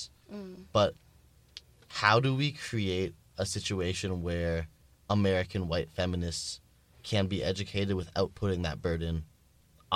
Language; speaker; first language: English; native; English